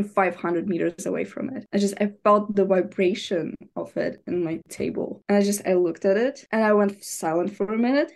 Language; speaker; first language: English; non-native, fluent; Ukrainian